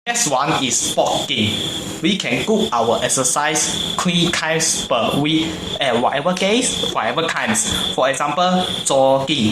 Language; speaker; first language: English; non-native, learner; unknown